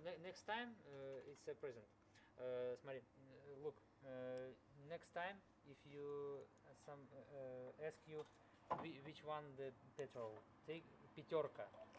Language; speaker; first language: English; non-native, learner; Russian